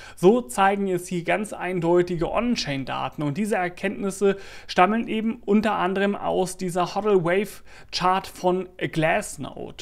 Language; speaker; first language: German; native; German